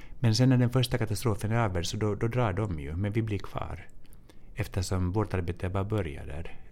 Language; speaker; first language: Swedish; native; Swedish